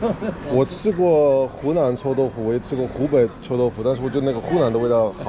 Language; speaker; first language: Chinese; non-native, fluent; English